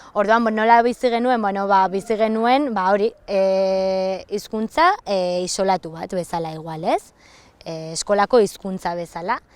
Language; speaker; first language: Basque; native; Basque